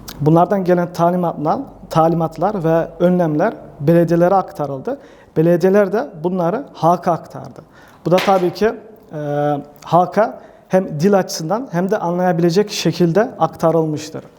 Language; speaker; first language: Turkish; early bilingual, heritage; Turkish